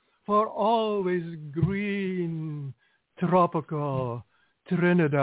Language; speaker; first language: English; non-native, fluent; Dutch